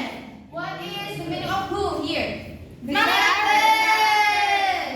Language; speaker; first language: English; non-native, learner; Indonesian